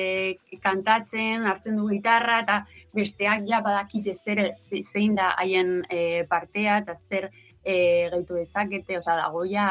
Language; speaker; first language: Basque; non-native, local second language; Spanish